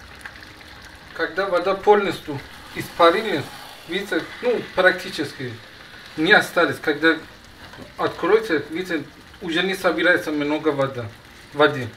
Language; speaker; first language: Russian; non-native, learner; Persian